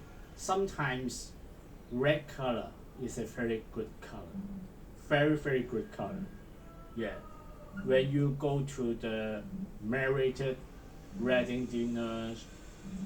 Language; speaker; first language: English; non-native, learner; Chinese